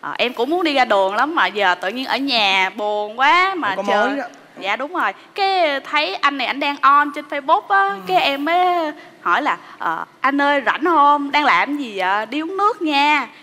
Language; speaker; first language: Vietnamese; native; Vietnamese